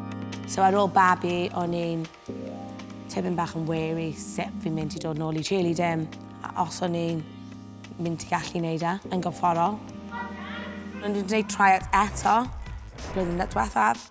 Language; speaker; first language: Welsh; non-native, local second language; English